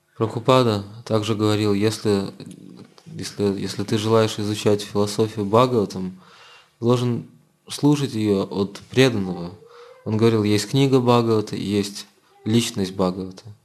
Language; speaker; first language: Russian; native; Russian